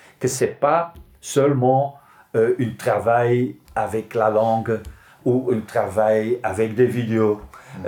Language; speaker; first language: French; non-native, local second language; Dutch